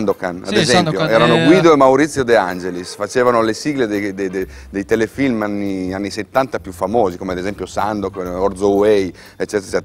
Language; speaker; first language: Italian; native; Italian